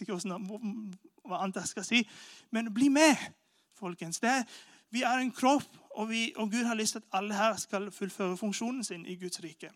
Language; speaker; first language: Norwegian; non-native, fluent; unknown